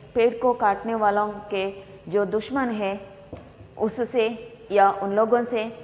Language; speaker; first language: Hindi; non-native, local second language; Kannada